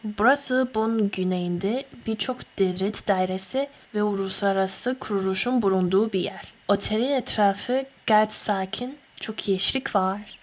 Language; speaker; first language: Turkish; non-native, learner; Chinese